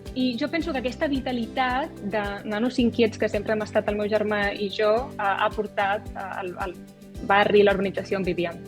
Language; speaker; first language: Catalan; native; Catalan